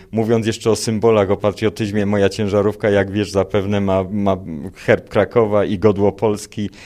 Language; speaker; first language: Polish; native; Polish